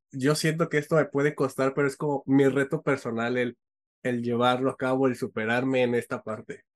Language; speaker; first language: Spanish; native; Spanish